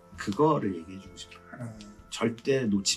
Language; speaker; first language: Korean; native; Korean